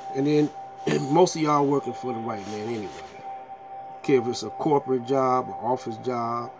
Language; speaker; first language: English; native; English